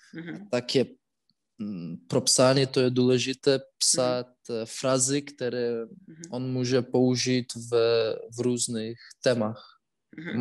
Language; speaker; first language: Czech; non-native, learner; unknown